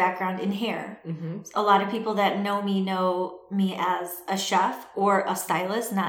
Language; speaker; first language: English; early bilingual, other home language; Assyrian Neo-Aramaic